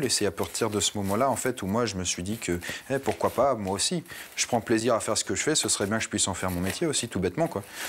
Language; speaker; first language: French; native; French